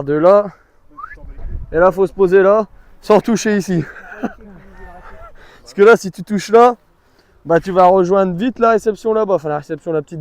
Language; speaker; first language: French; native; French